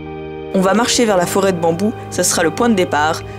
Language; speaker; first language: French; native; French